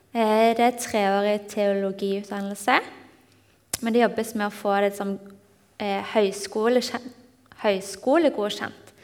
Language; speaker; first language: Norwegian; native; Norwegian